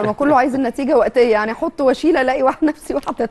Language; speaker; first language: Arabic; native; Arabic